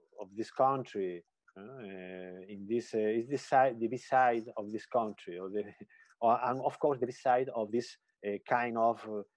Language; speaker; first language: English; non-native, learner; Spanish